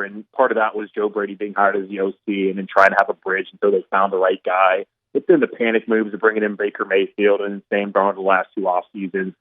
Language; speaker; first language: English; native; English